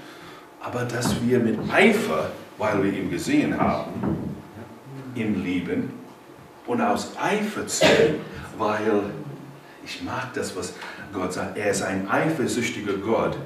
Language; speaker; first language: German; non-native, fluent; English